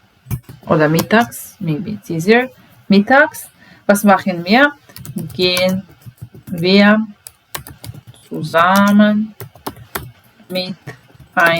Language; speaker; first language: German; non-native, fluent; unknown